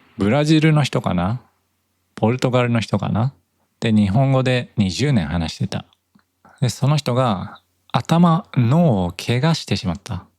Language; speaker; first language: Japanese; native; Japanese